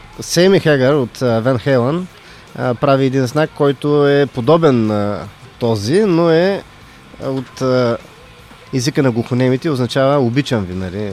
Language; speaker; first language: Bulgarian; native; Bulgarian